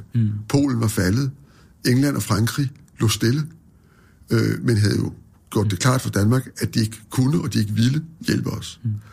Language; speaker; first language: Danish; native; Danish